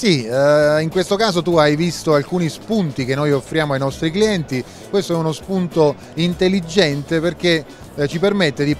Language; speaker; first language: Italian; native; Italian